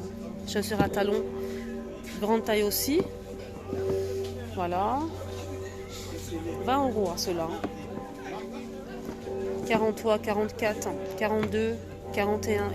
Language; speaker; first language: French; native; French